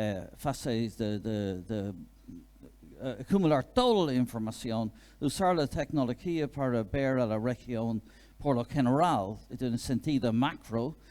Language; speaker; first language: Spanish; non-native, fluent; English